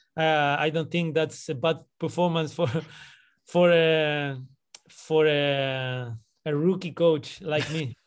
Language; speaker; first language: English; non-native, fluent; Spanish